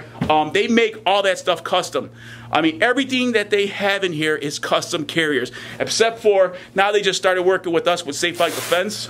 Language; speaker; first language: English; native; English